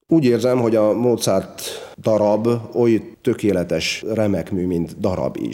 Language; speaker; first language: Hungarian; native; Hungarian